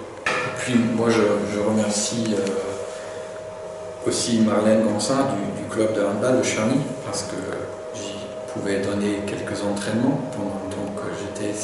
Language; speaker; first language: French; non-native, fluent; German